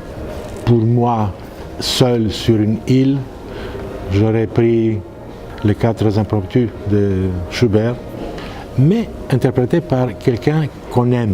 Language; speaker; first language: French; non-native, fluent; Greek